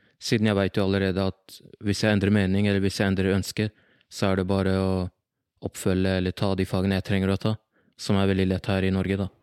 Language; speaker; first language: Norwegian; early bilingual, other home language; Arabic